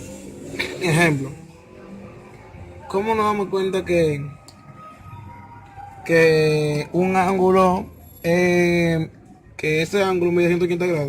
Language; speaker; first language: Spanish; native; Spanish